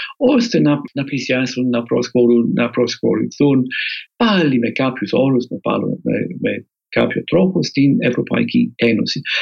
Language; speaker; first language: Greek; non-native, fluent; English